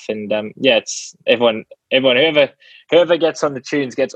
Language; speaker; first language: English; native; English